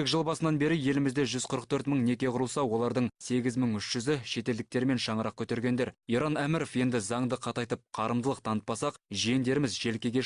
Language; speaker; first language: Kazakh; native; Kazakh